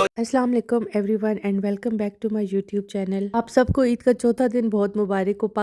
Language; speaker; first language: Urdu; non-native, local second language; Punjabi